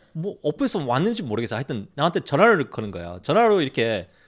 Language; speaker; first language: Korean; early bilingual, heritage; Korean